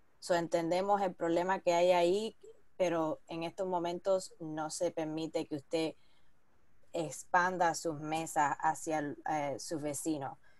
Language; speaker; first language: Spanish; early bilingual, heritage; Spanish